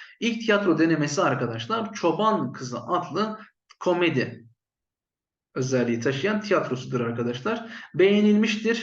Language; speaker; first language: Turkish; native; Turkish